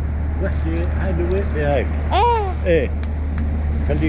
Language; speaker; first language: Arabic; native; Arabic